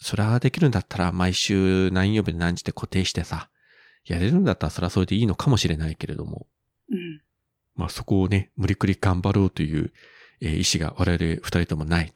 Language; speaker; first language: Japanese; native; Japanese